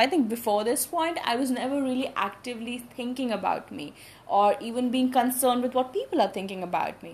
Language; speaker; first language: English; non-native, local second language; Hindi